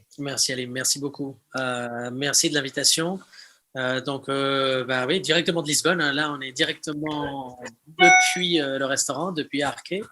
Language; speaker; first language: French; early bilingual, heritage; French